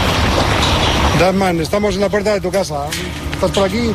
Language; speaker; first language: Spanish; native; Spanish